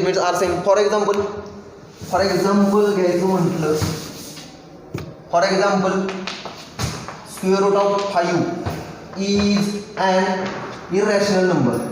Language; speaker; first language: English; non-native, local second language; Marathi